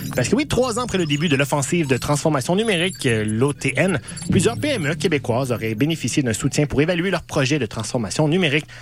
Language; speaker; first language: French; native; French